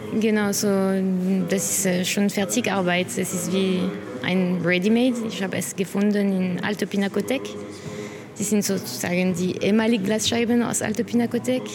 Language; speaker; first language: German; non-native, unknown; French